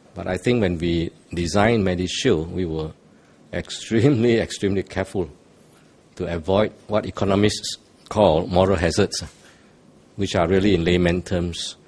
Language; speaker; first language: English; non-native, local second language; Chinese